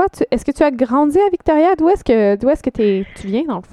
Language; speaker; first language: French; native; French